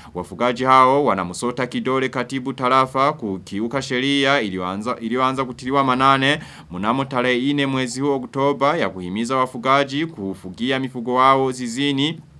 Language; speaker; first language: Swahili; non-native, local second language; Rundi